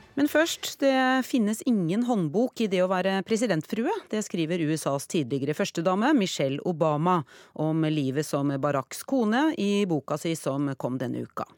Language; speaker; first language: Norwegian; native; Norwegian